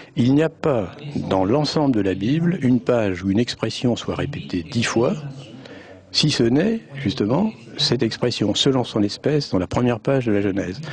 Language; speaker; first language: French; native; French